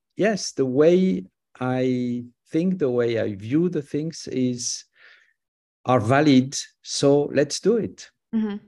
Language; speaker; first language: English; non-native, fluent; French